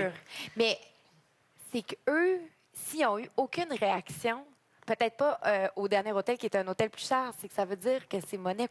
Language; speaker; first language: French; native; French